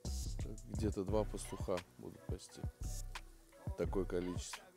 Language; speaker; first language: Russian; native; Russian